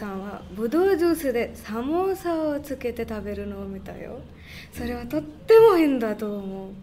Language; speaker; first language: Japanese; non-native, learner; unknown